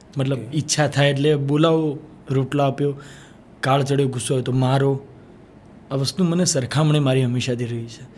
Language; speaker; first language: Gujarati; native; Gujarati